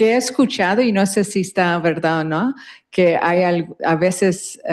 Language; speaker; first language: Spanish; early bilingual, heritage; Spanish